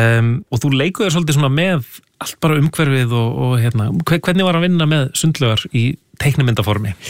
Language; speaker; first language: Icelandic; native; Icelandic